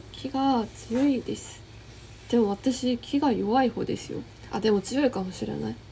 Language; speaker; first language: Japanese; non-native, fluent; Korean